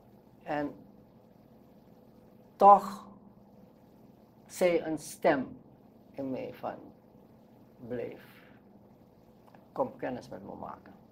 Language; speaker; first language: Dutch; non-native, local second language; Sranan Tongo